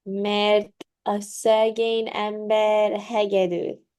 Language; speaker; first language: Hungarian; non-native, learner; English